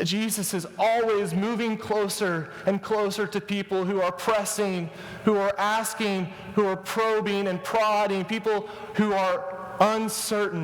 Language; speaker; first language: English; native; English